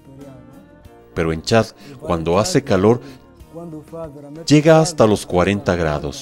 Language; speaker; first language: Spanish; non-native, fluent; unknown